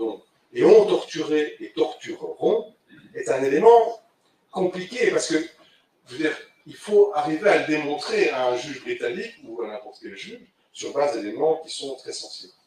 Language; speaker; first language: French; native; French